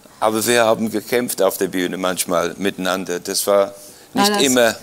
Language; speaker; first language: German; non-native, fluent; English